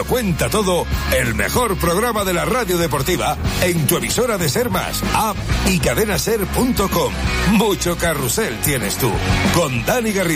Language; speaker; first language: Spanish; native; Spanish